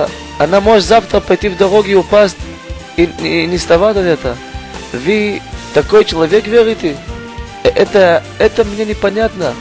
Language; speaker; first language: Russian; non-native, learner; Hebrew